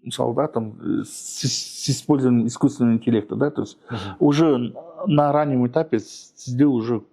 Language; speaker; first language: Russian; non-native, local second language; Kazakh